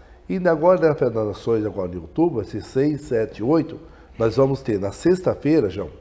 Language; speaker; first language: Portuguese; native; Portuguese